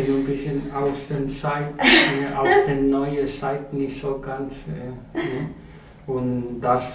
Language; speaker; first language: German; non-native, learner; Spanish